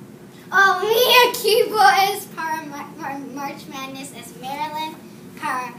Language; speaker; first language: Spanish; non-native, learner; English